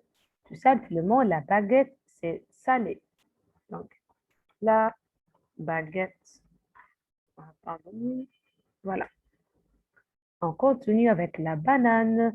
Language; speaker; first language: French; non-native, fluent; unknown